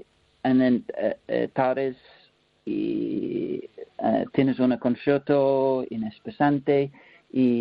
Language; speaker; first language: Spanish; non-native, learner; English